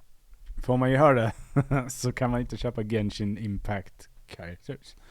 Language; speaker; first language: Swedish; native; Swedish